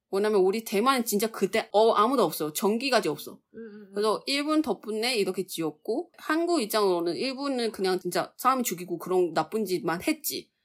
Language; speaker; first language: Korean; non-native, fluent; Chinese